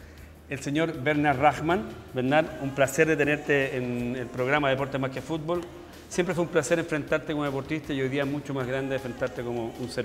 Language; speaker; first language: Spanish; native; Spanish